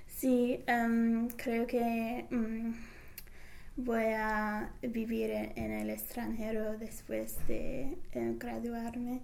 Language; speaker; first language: Spanish; non-native, fluent; English